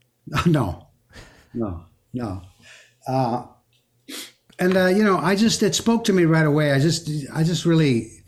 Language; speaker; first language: English; early bilingual, other home language; French